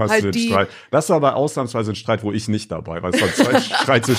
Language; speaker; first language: German; native; German